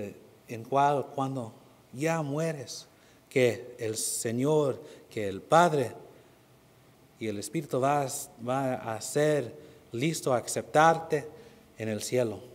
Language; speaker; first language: Spanish; non-native, fluent; English